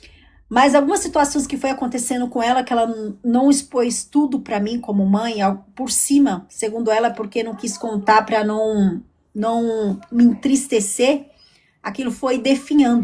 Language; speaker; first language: Portuguese; native; Portuguese